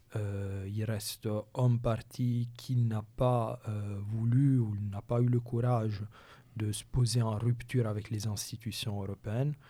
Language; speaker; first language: French; non-native, local second language; Italian